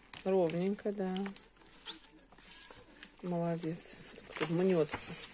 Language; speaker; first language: Russian; native; Russian